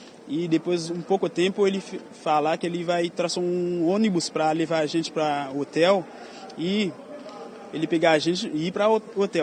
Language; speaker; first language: Portuguese; non-native, learner; Haitian Creole